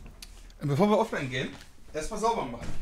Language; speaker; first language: German; native; German